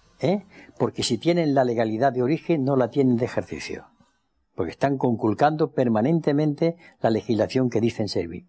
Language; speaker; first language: Spanish; native; Spanish